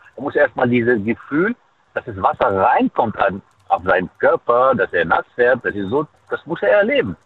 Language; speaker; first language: German; non-native, fluent; Arabic